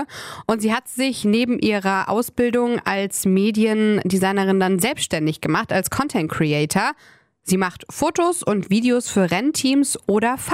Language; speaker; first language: German; native; German